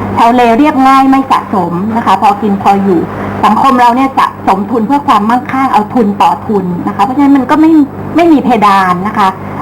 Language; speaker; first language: Thai; native; Thai